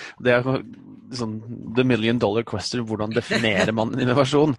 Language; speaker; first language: Norwegian; native; Norwegian